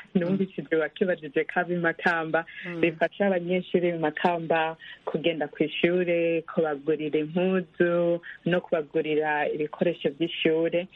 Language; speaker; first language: Rundi; early bilingual, heritage; Rundi